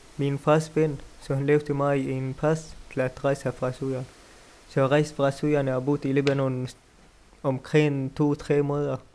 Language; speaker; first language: Danish; non-native, learner; Arabic